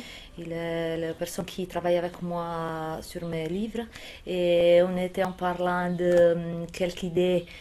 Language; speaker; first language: French; non-native, fluent; Italian